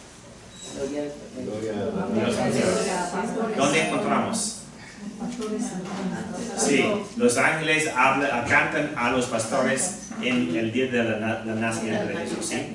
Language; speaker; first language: Spanish; non-native, fluent; English